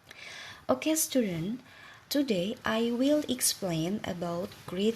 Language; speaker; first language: English; non-native, learner; Indonesian